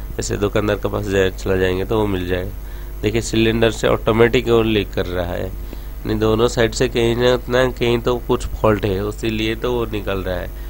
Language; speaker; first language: Hindi; non-native, local second language; Odia